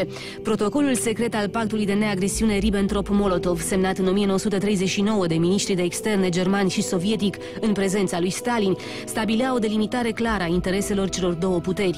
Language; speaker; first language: Romanian; native; Romanian